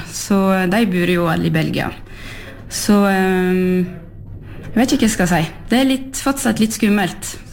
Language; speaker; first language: Norwegian; early bilingual, heritage; French